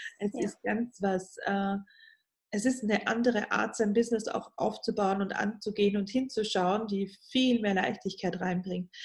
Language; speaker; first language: German; native; German